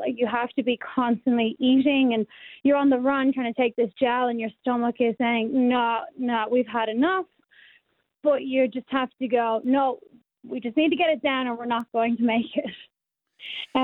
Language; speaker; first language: English; native; English